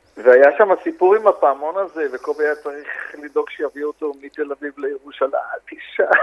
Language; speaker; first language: Hebrew; native; Hebrew